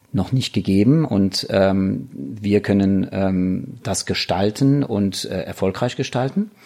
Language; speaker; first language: German; non-native, fluent; French